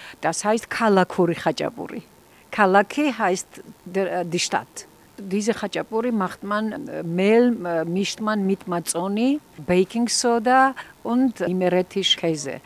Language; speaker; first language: German; non-native, fluent; Georgian